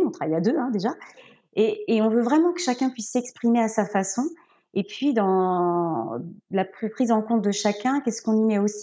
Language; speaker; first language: French; native; French